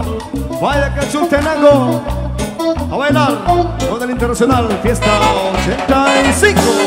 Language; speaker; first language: Spanish; native; Spanish